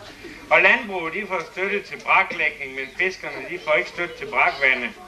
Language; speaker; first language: Danish; native; Danish